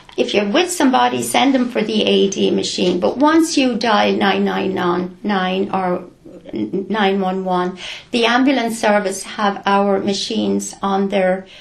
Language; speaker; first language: English; native; English